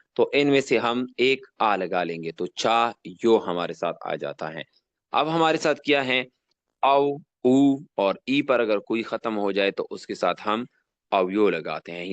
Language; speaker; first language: Urdu; non-native, local second language; Pashto